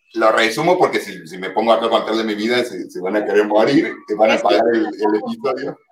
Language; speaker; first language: Spanish; native; Spanish